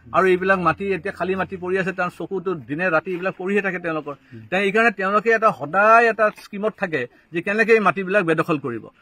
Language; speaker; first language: Assamese; native; Assamese